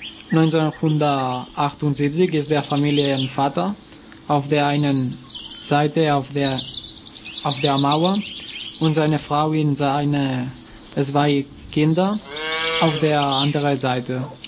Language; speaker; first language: German; non-native, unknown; Catalan